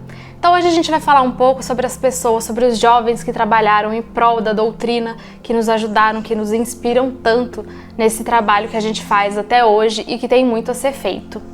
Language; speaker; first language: Portuguese; native; Portuguese